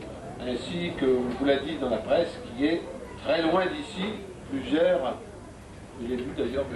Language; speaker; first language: French; native; French